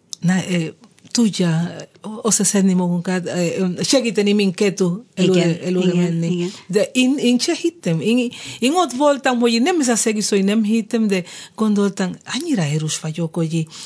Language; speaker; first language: Hungarian; non-native, fluent; Spanish